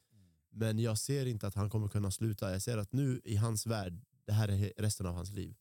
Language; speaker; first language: Swedish; early bilingual, other home language; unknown